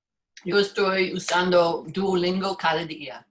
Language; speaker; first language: Spanish; non-native, learner; English